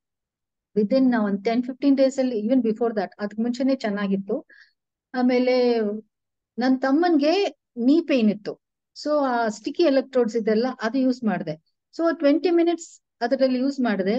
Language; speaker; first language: Kannada; non-native, local second language; Tulu